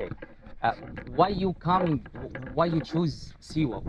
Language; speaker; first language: English; non-native, learner; Arabic